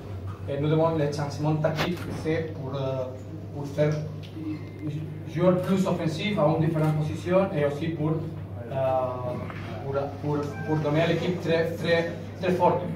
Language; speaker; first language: French; non-native, learner; Spanish